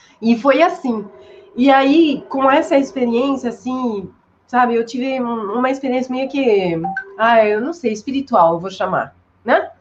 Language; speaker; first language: Portuguese; non-native, fluent; French